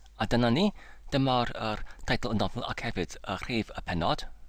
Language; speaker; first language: Welsh; non-native, fluent; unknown